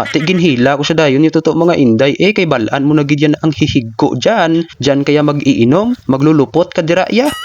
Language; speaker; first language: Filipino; non-native, local second language; Hiligaynon